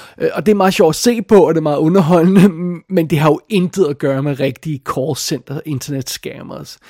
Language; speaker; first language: Danish; native; Danish